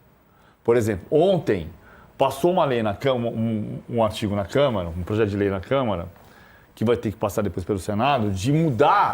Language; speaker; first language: Portuguese; native; Portuguese